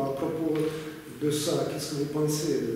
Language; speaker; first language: French; non-native, fluent; Russian